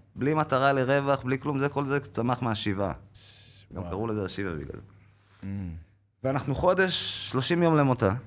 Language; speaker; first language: Hebrew; native; Hebrew